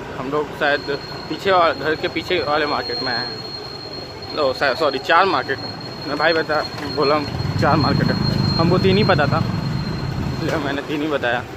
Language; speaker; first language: Hindi; native; Hindi